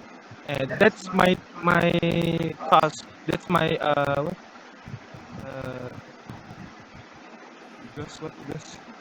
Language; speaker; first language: English; non-native, learner; Indonesian